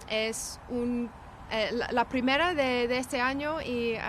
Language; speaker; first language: Spanish; non-native, learner; English